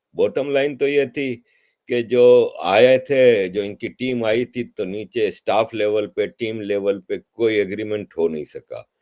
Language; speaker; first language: Urdu; native; Urdu